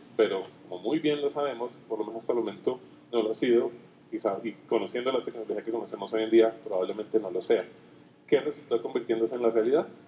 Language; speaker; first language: Spanish; native; Spanish